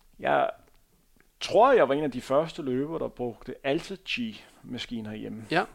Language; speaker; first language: Danish; native; Danish